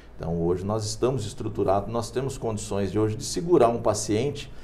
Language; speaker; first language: Portuguese; native; Portuguese